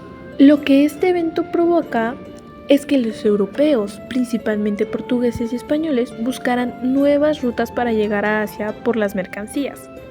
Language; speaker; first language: Spanish; native; Spanish